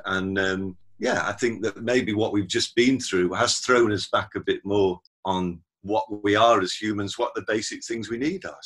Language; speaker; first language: English; native; English